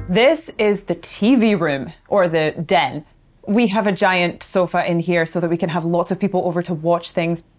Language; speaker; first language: English; native; English